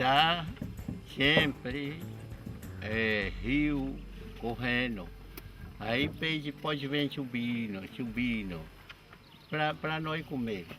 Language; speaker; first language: Portuguese; non-native, local second language; Kayapó